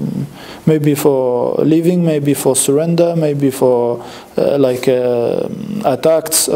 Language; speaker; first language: English; non-native, learner; French